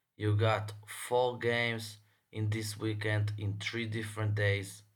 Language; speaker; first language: English; non-native, fluent; Hebrew